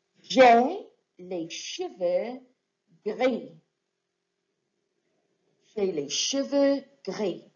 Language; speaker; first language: French; non-native, fluent; English